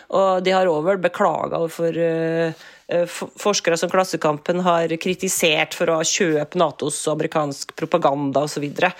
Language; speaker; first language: Norwegian; native; Norwegian